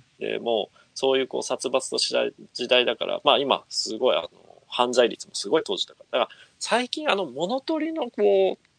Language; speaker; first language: Japanese; native; Japanese